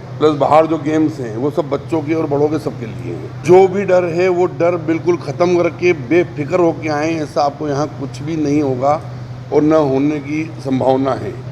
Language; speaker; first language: Hindi; non-native, local second language; Gujarati